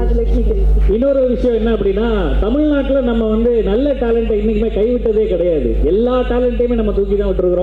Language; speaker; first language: Tamil; native; Tamil